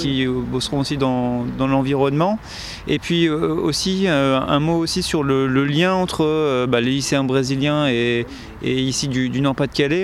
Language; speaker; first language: French; native; French